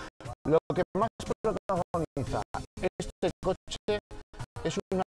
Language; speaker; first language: Spanish; native; Spanish